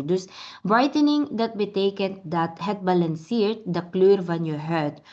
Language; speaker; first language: Dutch; non-native, learner; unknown